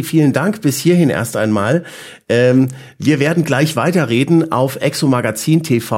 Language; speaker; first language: German; native; German